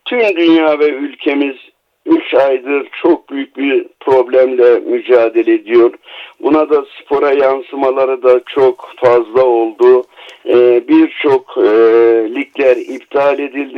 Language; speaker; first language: Turkish; native; Turkish